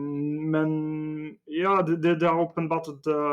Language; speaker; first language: Norwegian; non-native, fluent; French